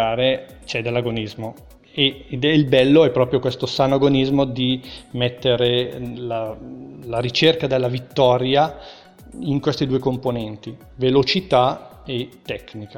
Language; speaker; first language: Italian; native; Italian